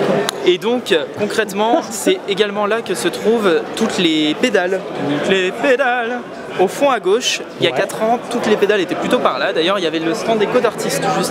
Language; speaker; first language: French; native; French